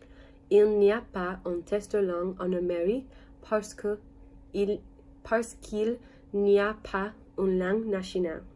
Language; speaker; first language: French; non-native, learner; English